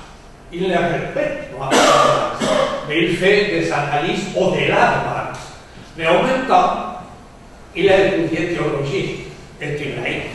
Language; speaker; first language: French; non-native, fluent; Spanish